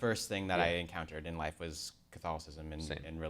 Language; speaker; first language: English; native; English